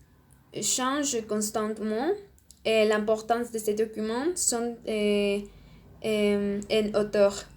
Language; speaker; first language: French; non-native, learner; Spanish